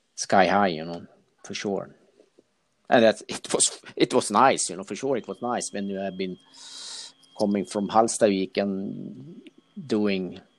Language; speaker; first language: English; non-native, fluent; Swedish